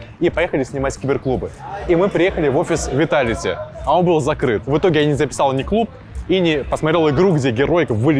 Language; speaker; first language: Russian; native; Russian